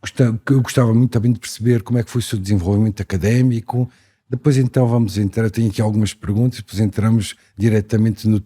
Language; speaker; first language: Portuguese; native; Portuguese